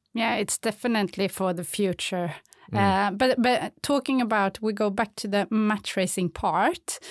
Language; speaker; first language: English; non-native, fluent; Swedish